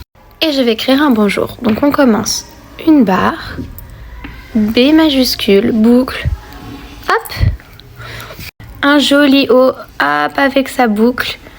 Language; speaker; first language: French; native; French